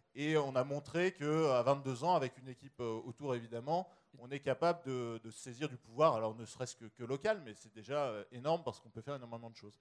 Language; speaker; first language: French; native; French